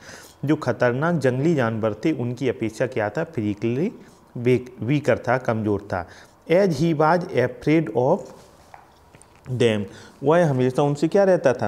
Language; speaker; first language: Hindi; native; Hindi